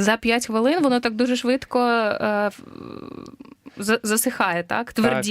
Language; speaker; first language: Ukrainian; native; Ukrainian